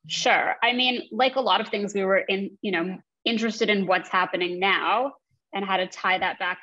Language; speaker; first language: English; native; English